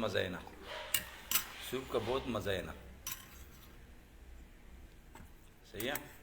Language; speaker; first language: Hindi; non-native, learner; Pashto